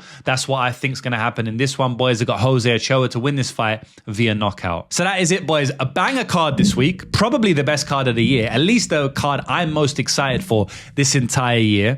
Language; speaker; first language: English; native; English